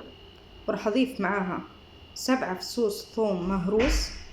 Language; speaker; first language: Arabic; native; Arabic